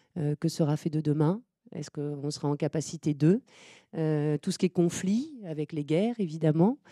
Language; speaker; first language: French; native; French